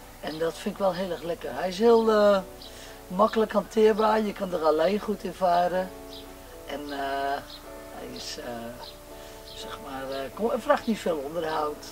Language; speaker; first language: Dutch; non-native, local second language; Western Frisian